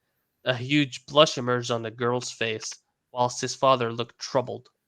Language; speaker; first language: English; native; English